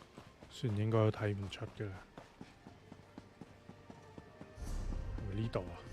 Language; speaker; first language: Chinese; native; Chinese